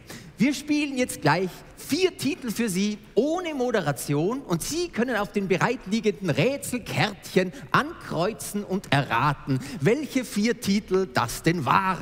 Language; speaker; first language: German; native; German